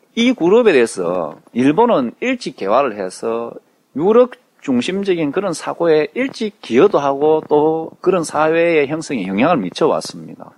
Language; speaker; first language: Korean; native; Korean